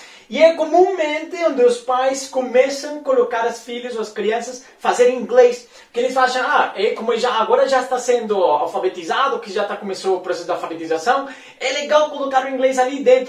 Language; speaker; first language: Portuguese; non-native, fluent; Spanish